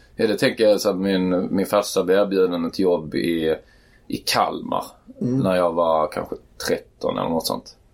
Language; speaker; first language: Swedish; native; Swedish